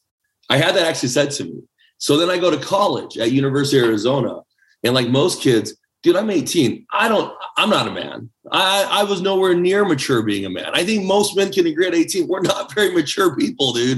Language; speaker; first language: English; early bilingual, other home language; Chinese